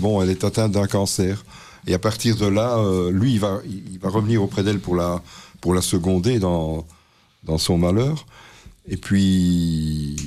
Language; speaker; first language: French; native; French